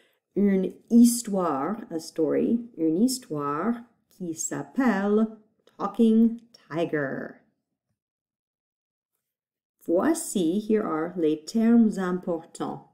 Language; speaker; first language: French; non-native, fluent; English